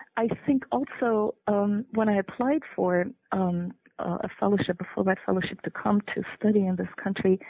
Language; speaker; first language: English; non-native, fluent; German